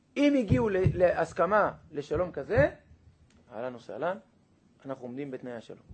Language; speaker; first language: Hebrew; native; Hebrew